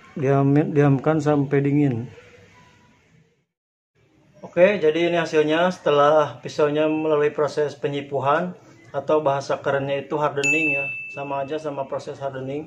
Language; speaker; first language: Indonesian; native; Indonesian